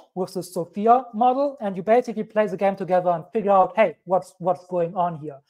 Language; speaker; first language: English; non-native, fluent; German